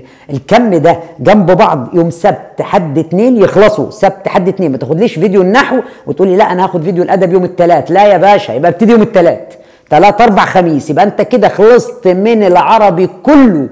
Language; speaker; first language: Arabic; native; Arabic